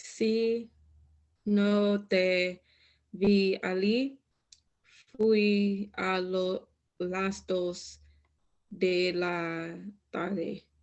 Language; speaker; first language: Spanish; non-native, learner; English